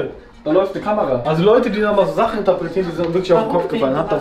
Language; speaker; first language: German; native; German